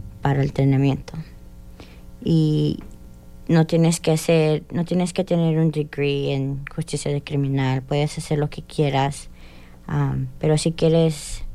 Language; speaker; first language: Spanish; early bilingual, heritage; Spanish